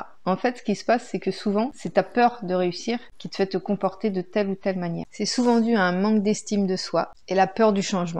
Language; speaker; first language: French; native; French